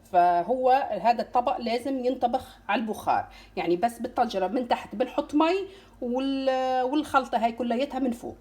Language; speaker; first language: Arabic; native; Arabic